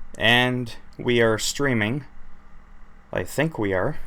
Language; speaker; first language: English; native; English